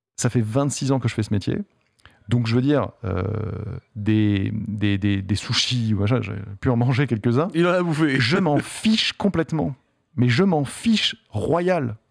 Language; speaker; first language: French; native; French